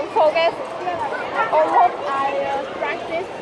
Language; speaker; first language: English; non-native, learner; Vietnamese